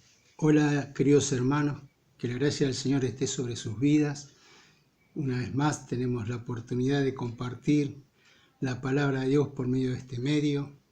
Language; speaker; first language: Spanish; native; Spanish